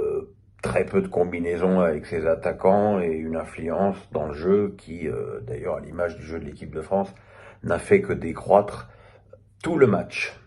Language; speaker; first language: French; native; French